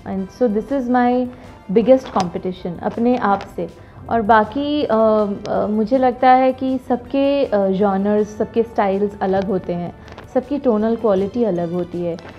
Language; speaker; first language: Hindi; non-native, local second language; Bangla